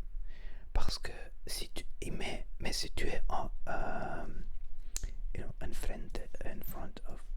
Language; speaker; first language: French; non-native, learner; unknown